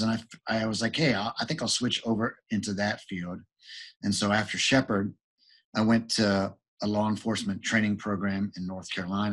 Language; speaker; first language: English; native; English